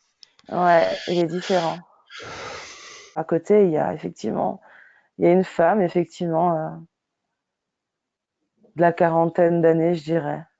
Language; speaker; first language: French; native; French